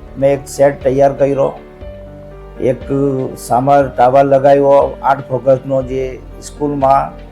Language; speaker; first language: Gujarati; native; Gujarati